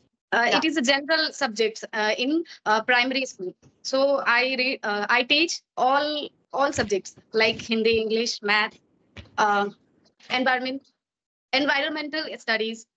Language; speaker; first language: English; non-native, learner; Maithili